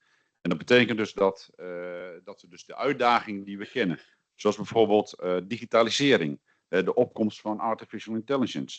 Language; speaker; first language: Dutch; native; Dutch